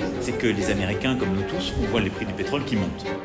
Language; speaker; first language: French; native; French